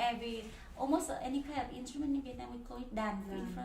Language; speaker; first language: English; non-native, learner; Vietnamese